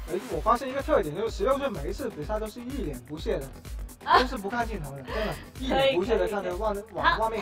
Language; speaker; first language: Chinese; native; Chinese